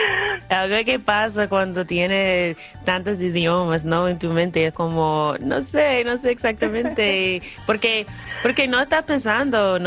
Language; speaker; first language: Spanish; non-native, fluent; English